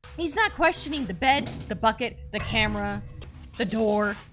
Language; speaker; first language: English; native; English